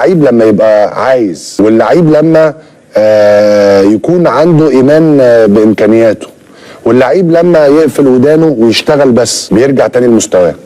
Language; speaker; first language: Arabic; native; Arabic